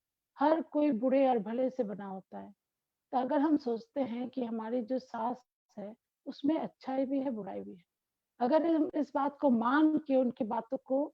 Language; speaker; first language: Hindi; non-native, local second language; Bangla